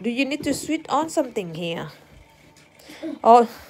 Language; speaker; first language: English; non-native, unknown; Vietnamese